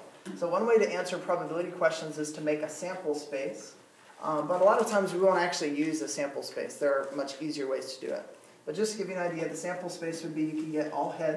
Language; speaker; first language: English; native; English